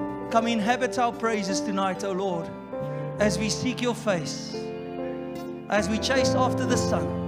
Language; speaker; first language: English; non-native, local second language; Afrikaans